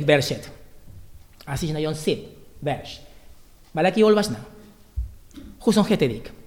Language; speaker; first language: Hungarian; non-native, learner; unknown